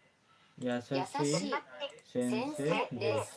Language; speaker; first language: Japanese; non-native, learner; Hindi